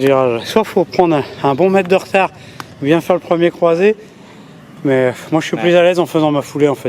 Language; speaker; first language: French; native; French